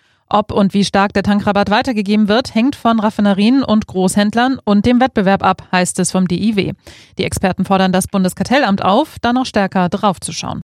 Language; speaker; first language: German; native; German